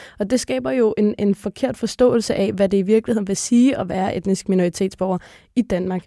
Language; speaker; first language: Danish; early bilingual, other home language; Arabic